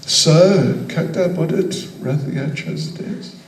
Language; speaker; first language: Russian; non-native, learner; English